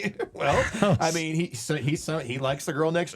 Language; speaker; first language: English; native; English